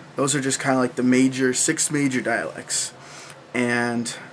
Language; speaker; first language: English; early bilingual, other home language; German